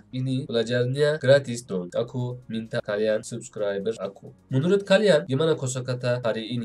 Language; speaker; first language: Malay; non-native, learner; Turkish